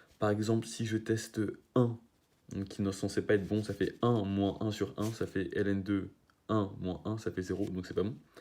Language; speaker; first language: French; native; French